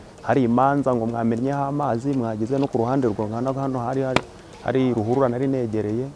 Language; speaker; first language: Kinyarwanda; native; Kinyarwanda